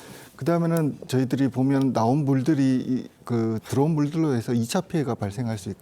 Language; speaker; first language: Korean; native; Korean